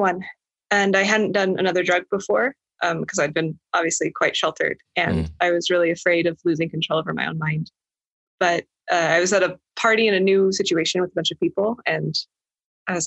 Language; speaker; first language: English; native; English